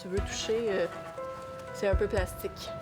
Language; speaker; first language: French; native; French